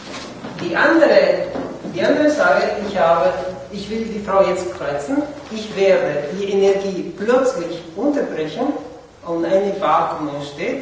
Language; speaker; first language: German; non-native, fluent; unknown